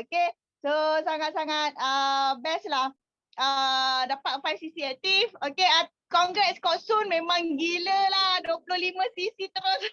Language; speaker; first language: Malay; native; Malay